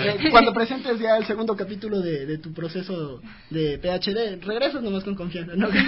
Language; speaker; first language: Spanish; native; Spanish